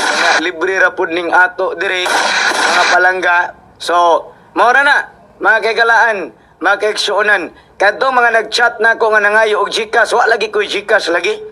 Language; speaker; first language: Cebuano; native; Cebuano